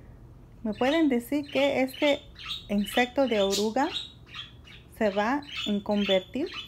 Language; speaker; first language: Spanish; early bilingual, heritage; Spanish